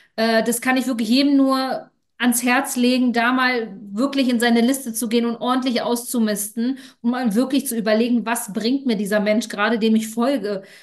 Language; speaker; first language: German; native; German